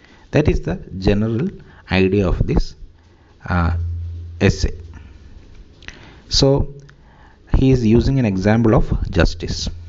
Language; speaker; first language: English; non-native, local second language; Malayalam